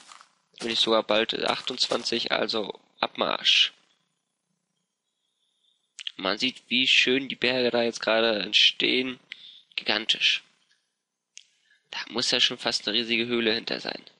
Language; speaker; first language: German; native; German